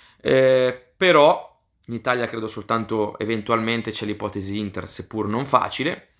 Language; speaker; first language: Italian; native; Italian